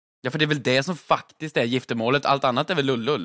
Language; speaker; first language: Swedish; native; Swedish